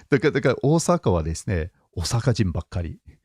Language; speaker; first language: Japanese; non-native, fluent; English